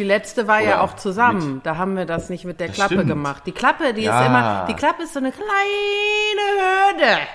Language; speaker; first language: German; native; German